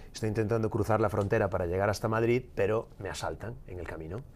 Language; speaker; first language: Spanish; native; Spanish